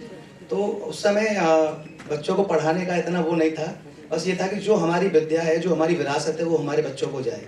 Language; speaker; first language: Hindi; native; Hindi